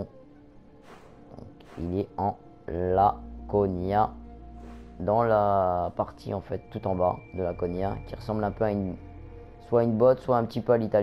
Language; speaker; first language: French; native; French